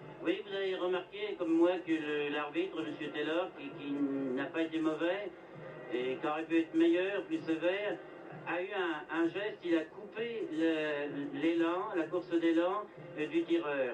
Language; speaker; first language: French; native; French